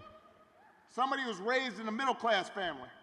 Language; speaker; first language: English; native; English